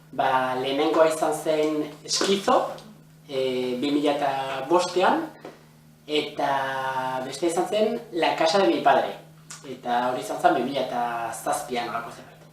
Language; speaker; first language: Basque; native; Basque